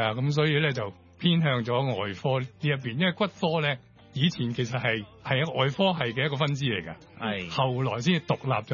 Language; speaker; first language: Cantonese; native; Cantonese